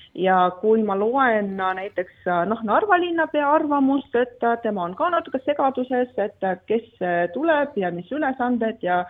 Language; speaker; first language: Estonian; non-native, local second language; Russian